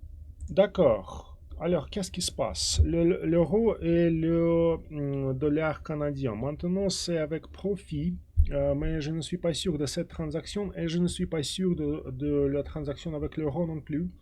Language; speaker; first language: French; non-native, fluent; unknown